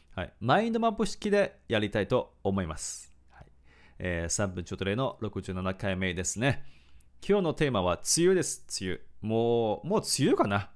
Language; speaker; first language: Japanese; non-native, fluent; Chinese